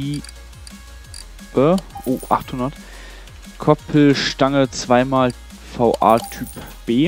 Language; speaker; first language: German; native; German